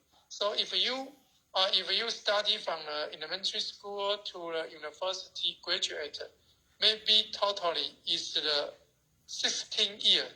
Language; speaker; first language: English; non-native, learner; Chinese